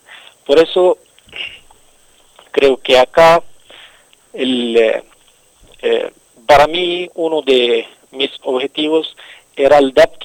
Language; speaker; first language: Spanish; non-native, local second language; Arabic